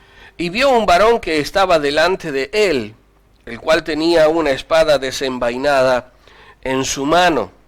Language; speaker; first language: Spanish; native; Spanish